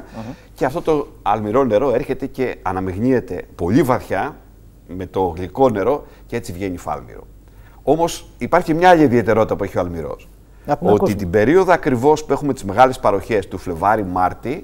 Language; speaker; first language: Greek; native; Greek